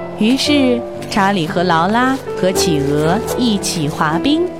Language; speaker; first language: Chinese; native; Chinese